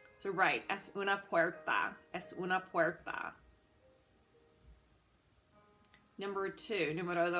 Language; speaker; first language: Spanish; non-native, fluent; English